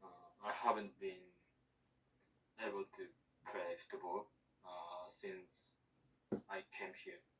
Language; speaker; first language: English; non-native, fluent; Japanese